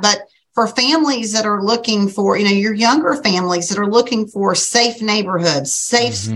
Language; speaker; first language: English; native; English